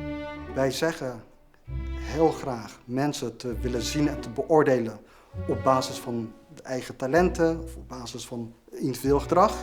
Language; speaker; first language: Dutch; native; Dutch